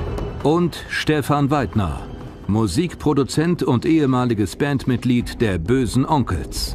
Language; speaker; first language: German; native; German